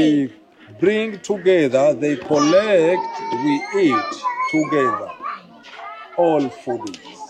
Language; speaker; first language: English; non-native, fluent; Swahili